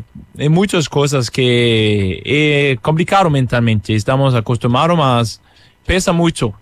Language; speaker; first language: Portuguese; non-native, fluent; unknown